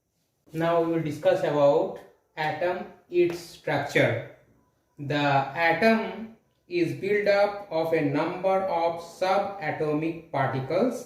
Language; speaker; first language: English; non-native, local second language; Hindi